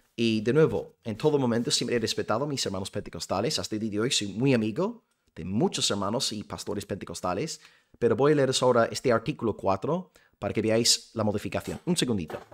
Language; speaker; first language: Spanish; non-native, fluent; English